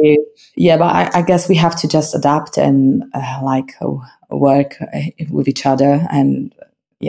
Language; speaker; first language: English; non-native, fluent; Polish